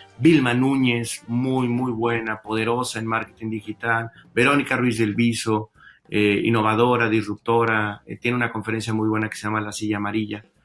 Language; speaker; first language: Spanish; native; Spanish